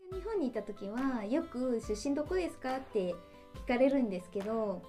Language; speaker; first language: Japanese; non-native, fluent; Malay